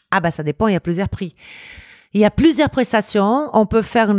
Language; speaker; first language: French; non-native, fluent; Portuguese